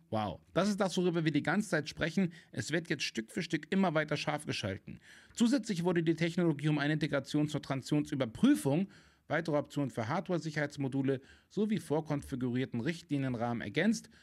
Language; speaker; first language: German; native; German